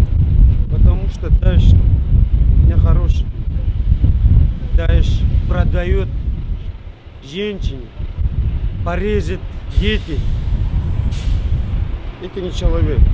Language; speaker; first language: Russian; non-native, learner; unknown